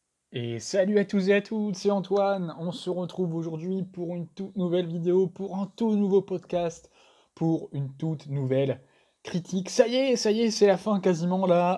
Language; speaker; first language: French; native; French